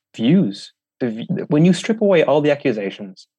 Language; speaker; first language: English; native; English